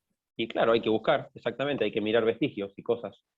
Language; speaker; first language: Spanish; native; Spanish